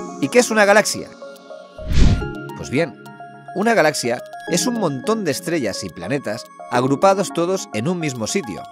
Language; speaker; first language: Spanish; native; Spanish